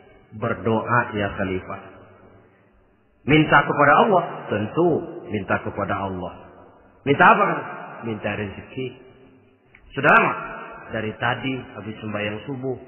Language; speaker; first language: Indonesian; native; Indonesian